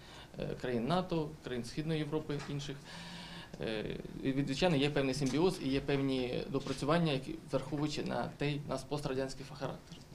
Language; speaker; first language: Ukrainian; native; Ukrainian